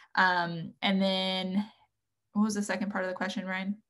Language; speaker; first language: English; native; English